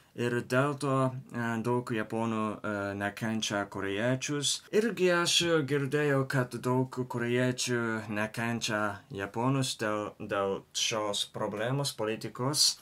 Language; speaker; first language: Lithuanian; non-native, learner; Japanese